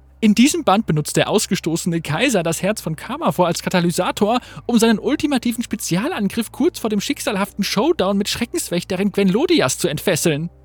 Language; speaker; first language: German; native; German